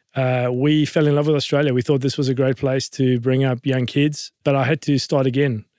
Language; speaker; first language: English; native; English